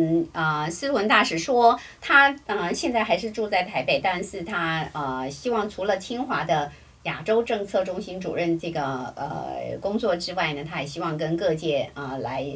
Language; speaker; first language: Chinese; native; Chinese